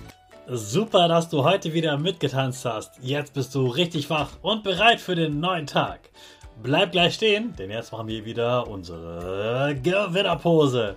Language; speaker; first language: German; native; German